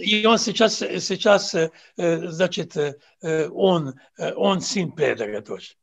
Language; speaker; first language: Russian; non-native, fluent; Serbian